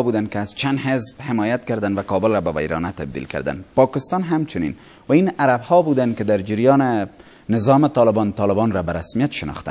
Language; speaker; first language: Persian; native; Persian